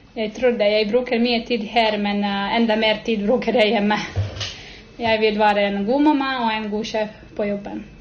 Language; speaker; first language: Norwegian; non-native, fluent; Serbian